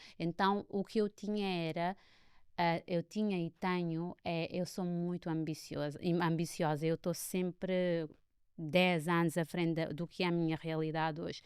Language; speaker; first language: Portuguese; non-native, local second language; Kabuverdianu